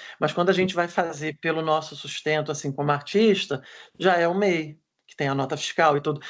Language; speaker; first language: Portuguese; native; Portuguese